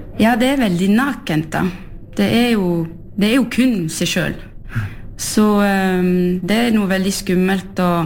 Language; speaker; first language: Norwegian; early bilingual, heritage; French